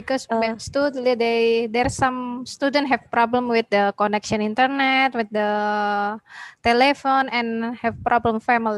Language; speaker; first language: English; non-native, learner; Indonesian